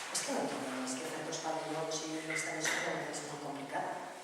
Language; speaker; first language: Catalan; non-native, local second language; Spanish